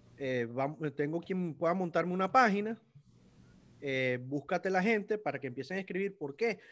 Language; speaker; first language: Spanish; native; Spanish